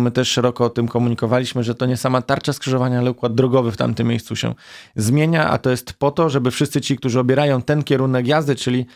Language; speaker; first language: Polish; native; Polish